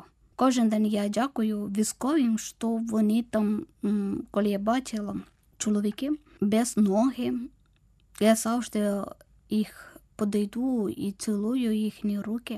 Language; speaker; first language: Ukrainian; non-native, learner; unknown